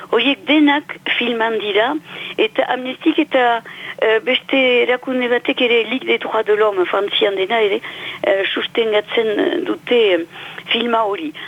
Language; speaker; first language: Basque; native; Basque